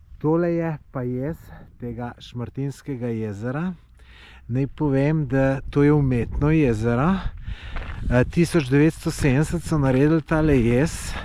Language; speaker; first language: Slovenian; native; Slovenian